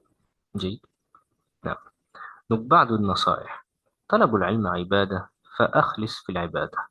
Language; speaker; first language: Arabic; non-native, fluent; French